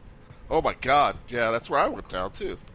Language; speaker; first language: English; native; English